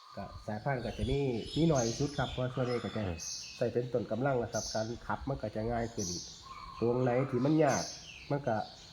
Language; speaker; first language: Thai; native; Thai